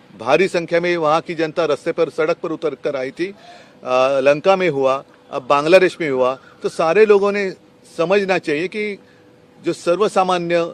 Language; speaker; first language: Hindi; non-native, local second language; Marathi